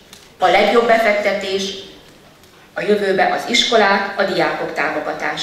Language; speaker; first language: Hungarian; native; Hungarian